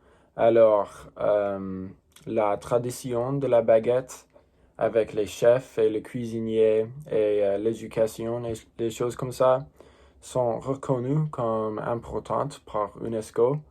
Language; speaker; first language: French; non-native, learner; English